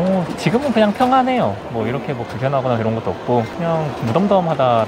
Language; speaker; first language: Korean; native; Korean